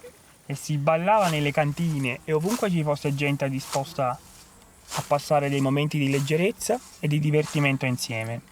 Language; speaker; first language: Italian; native; Italian